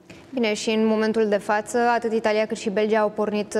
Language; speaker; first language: Romanian; native; Romanian